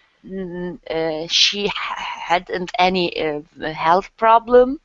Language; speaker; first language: English; non-native, learner; Turkish